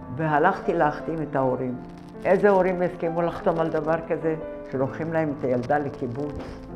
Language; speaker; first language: Hebrew; early bilingual, other home language; Arabic